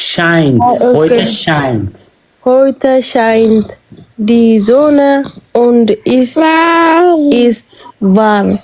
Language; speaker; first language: German; non-native, learner; Amharic